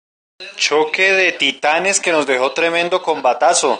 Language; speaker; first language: Spanish; native; Spanish